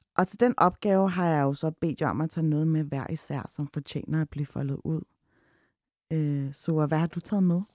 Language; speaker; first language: Danish; early bilingual, other home language; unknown